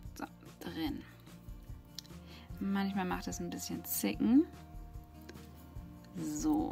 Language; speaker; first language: German; native; German